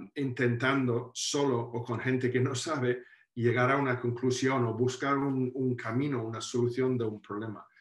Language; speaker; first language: Spanish; non-native, fluent; Welsh